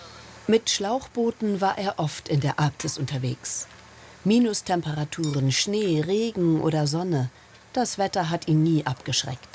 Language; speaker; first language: German; native; German